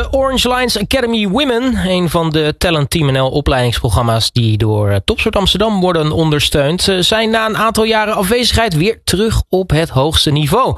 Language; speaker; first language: Dutch; native; Dutch